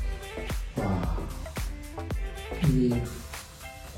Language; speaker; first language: French; non-native, fluent; Korean